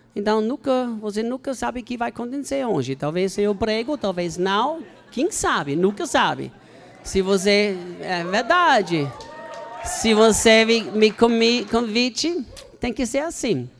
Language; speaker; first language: Portuguese; non-native, learner; German